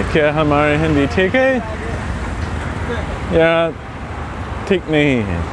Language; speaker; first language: Hindi; non-native, learner; English